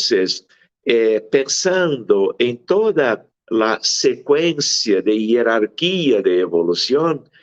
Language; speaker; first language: Spanish; non-native, fluent; Portuguese